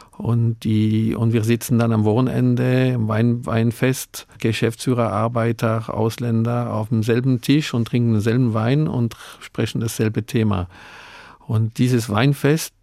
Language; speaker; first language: German; non-native, local second language; Swiss German